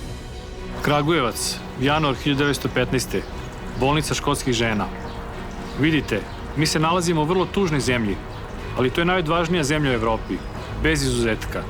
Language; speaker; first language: Bosnian; native; Bosnian